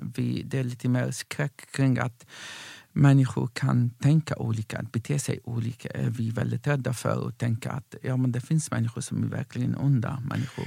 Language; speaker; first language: Swedish; non-native, fluent; Arabic